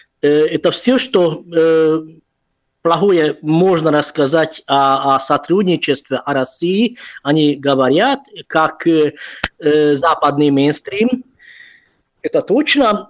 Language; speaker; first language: Russian; non-native, fluent; Hungarian